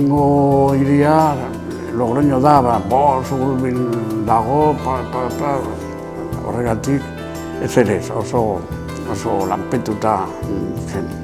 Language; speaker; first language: Basque; non-native, local second language; Spanish